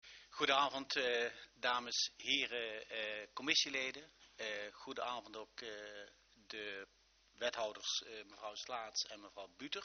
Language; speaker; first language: Dutch; native; Dutch